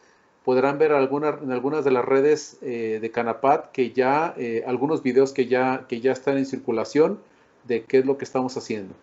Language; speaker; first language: Spanish; native; Spanish